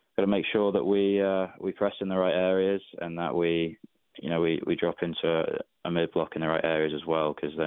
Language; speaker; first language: English; native; English